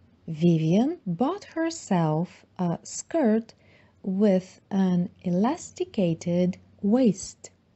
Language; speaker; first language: English; non-native, fluent; Bulgarian